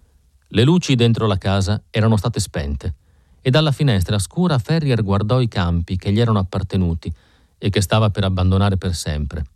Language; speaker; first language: Italian; native; Italian